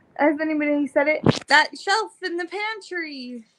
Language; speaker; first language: English; native; English